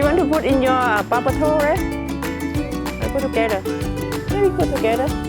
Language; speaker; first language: English; non-native, learner; Thai